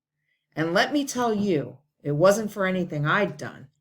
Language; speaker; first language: English; native; English